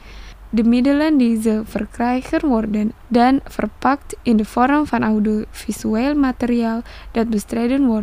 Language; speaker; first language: Dutch; non-native, fluent; Indonesian